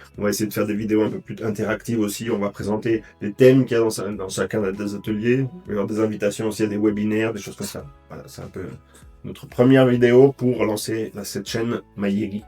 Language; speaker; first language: French; native; French